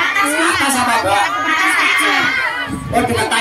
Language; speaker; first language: Indonesian; non-native, local second language; Javanese